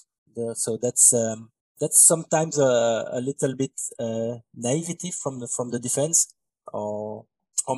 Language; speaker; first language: English; non-native, fluent; French